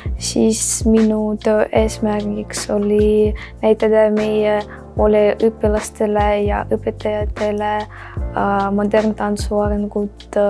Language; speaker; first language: Estonian; non-native, local second language; Russian